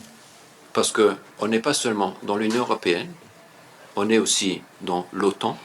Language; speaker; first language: French; non-native, fluent; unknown